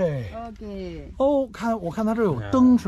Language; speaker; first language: Chinese; native; Chinese